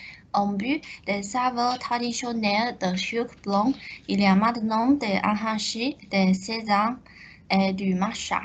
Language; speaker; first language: French; non-native, learner; Chinese